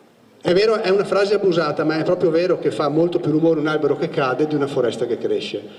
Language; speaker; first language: Italian; native; Italian